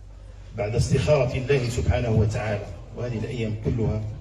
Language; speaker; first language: Arabic; native; Arabic